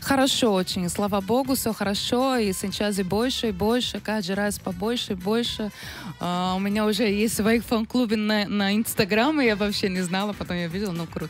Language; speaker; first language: Russian; non-native, learner; Portuguese